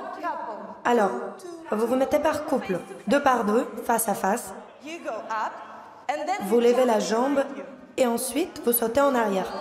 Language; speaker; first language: French; non-native, fluent; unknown